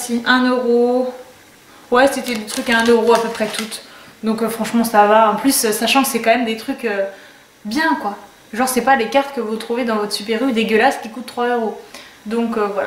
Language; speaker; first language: French; native; French